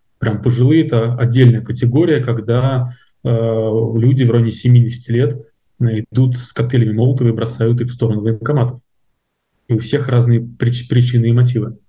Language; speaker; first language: Russian; native; Russian